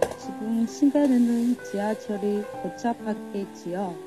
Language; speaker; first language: Korean; non-native, learner; Chinese